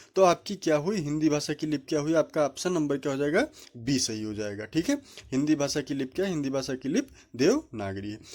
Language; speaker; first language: Hindi; native; Hindi